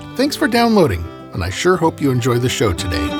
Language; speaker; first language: English; native; English